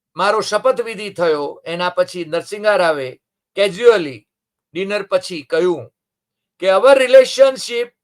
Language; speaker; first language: Gujarati; native; Gujarati